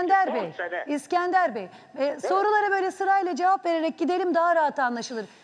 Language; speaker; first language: Turkish; native; Turkish